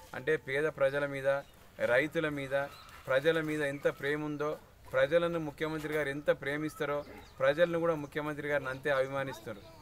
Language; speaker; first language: Telugu; native; Telugu